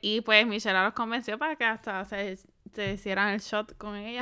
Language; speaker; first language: Spanish; early bilingual, other home language; English